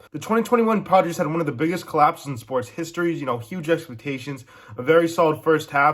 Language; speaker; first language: English; native; English